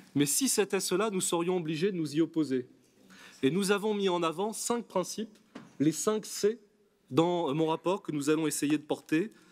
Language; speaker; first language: French; native; French